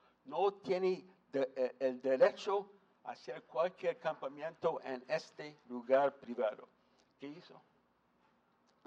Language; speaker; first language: Spanish; non-native, fluent; English